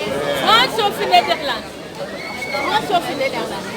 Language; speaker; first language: Dutch; non-native, learner; French